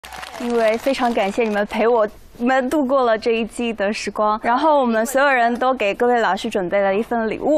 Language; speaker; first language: Chinese; native; Chinese